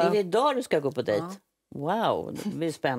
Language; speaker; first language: Swedish; native; Swedish